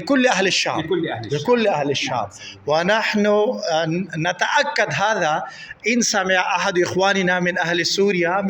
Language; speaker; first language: Arabic; non-native, fluent; Pashto